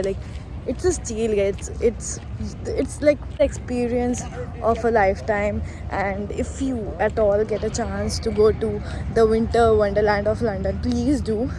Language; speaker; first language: English; non-native, local second language; Hindi